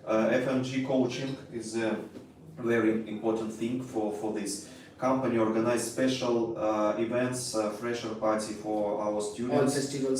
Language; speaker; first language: English; non-native, learner; Russian